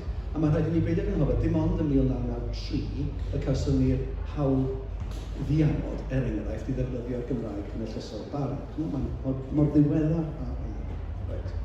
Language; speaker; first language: Welsh; native; Welsh